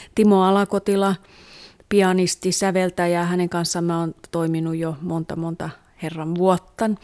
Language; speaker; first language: Finnish; non-native, local second language; Swedish